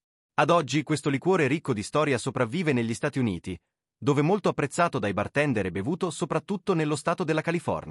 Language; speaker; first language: Italian; native; Italian